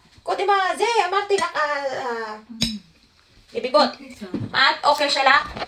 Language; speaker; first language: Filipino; non-native, learner; Hebrew